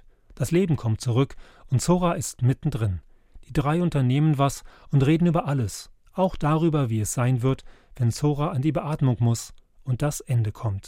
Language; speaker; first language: German; native; German